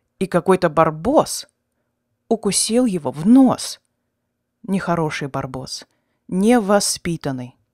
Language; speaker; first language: Russian; native; Russian